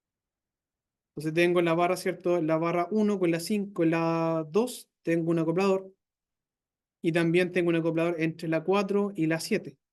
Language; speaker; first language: Spanish; native; Spanish